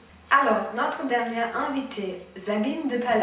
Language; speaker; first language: French; non-native, learner; German